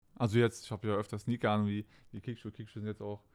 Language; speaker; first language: German; native; German